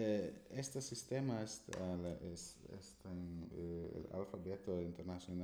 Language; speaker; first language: Spanish; non-native, fluent; English